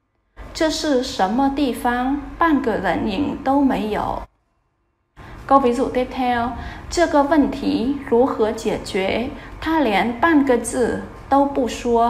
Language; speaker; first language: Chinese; non-native, fluent; Vietnamese